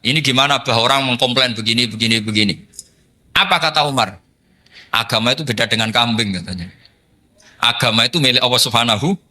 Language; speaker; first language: Indonesian; non-native, local second language; Javanese